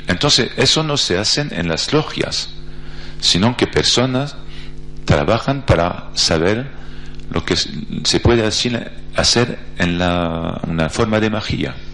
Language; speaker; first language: Spanish; non-native, fluent; French